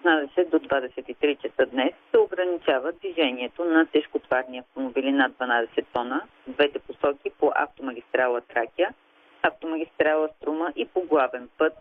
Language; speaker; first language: Bulgarian; native; Bulgarian